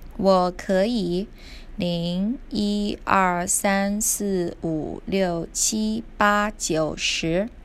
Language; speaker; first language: Chinese; non-native, learner; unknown